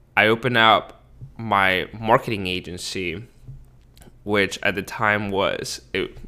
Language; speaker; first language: English; early bilingual, other home language; Spanish